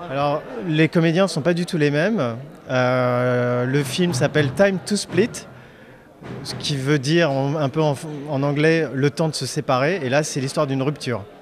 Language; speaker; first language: French; native; French